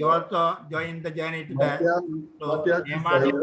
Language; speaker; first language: English; non-native, local second language; Sinhala